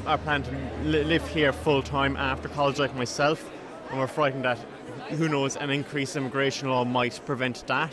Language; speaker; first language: English; native; English